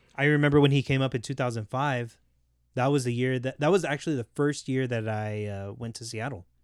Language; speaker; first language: English; native; English